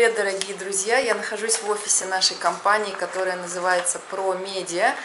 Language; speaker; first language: Russian; native; Russian